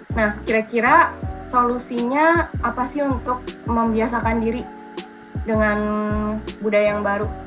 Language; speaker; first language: Indonesian; native; Indonesian